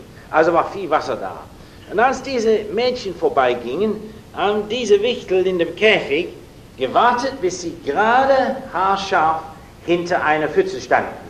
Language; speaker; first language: German; non-native, fluent; English